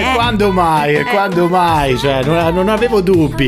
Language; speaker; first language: Italian; native; Italian